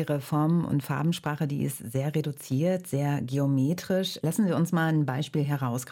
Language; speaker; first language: German; native; German